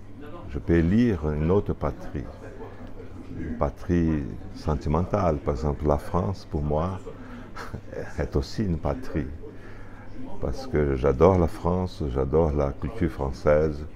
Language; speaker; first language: French; non-native, fluent; Portuguese